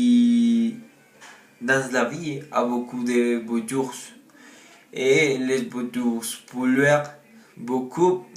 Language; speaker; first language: French; non-native, learner; Spanish